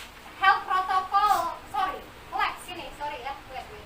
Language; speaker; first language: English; non-native, fluent; Indonesian